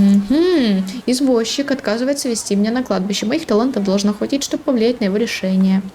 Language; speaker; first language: Russian; native; Russian